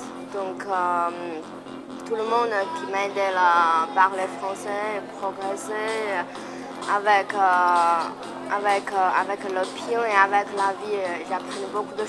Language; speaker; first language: French; non-native, learner; Chinese